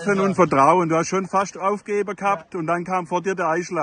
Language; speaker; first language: German; native; German